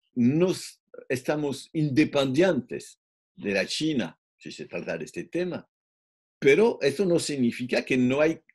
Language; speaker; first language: Spanish; non-native, fluent; French